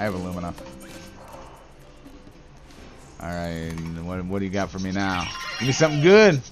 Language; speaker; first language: English; native; English